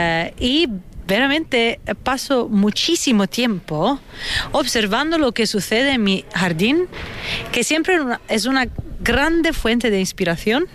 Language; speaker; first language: Spanish; non-native, fluent; Italian